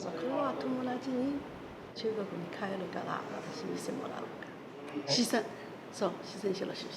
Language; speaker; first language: Japanese; non-native, learner; Chinese